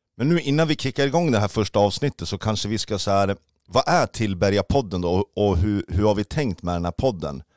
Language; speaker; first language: Swedish; native; Swedish